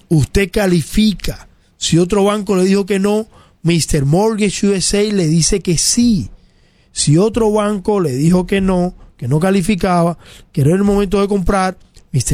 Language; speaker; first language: Spanish; native; Spanish